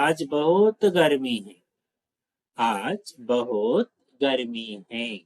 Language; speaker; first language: Hindi; non-native, local second language; Telugu